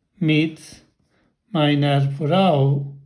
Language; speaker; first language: German; non-native, fluent; Turkish